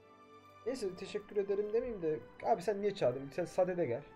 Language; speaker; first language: Turkish; native; Turkish